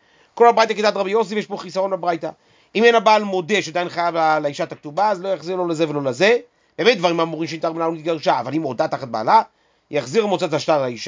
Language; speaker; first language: Hebrew; native; Hebrew